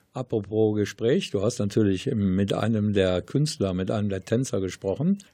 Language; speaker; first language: German; native; German